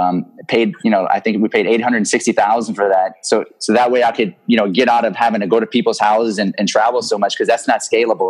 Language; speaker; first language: English; native; English